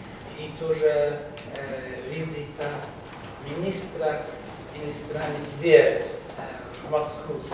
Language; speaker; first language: Russian; non-native, learner; English